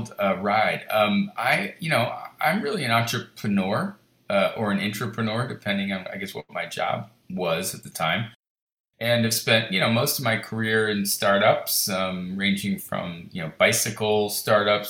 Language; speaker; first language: English; native; English